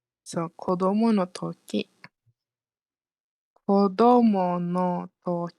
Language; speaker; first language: Japanese; non-native, fluent; Malay